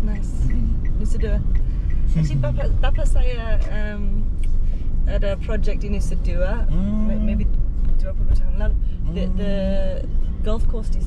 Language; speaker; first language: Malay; non-native, learner; English